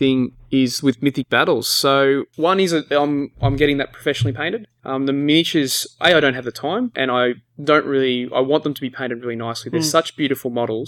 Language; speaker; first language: English; native; English